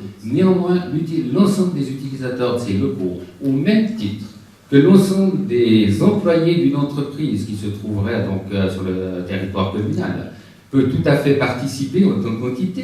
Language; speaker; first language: French; native; French